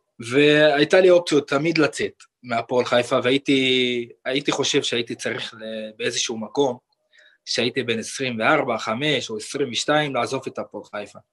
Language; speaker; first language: Hebrew; non-native, local second language; Arabic